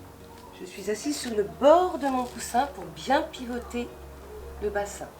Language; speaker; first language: French; native; French